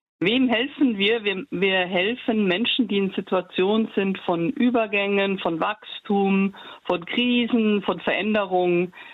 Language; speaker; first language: German; early bilingual, heritage; German